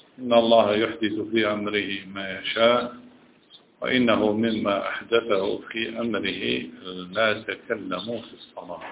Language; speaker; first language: Arabic; native; Arabic